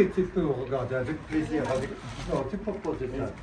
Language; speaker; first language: French; non-native, learner; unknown